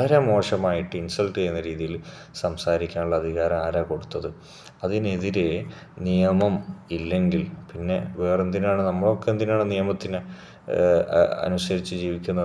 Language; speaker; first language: Malayalam; native; Malayalam